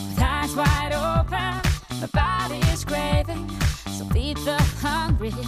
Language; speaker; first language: English; native; English